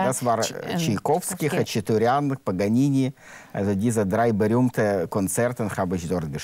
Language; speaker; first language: German; non-native, learner; Russian